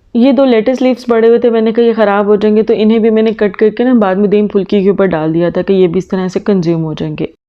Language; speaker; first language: Urdu; native; Urdu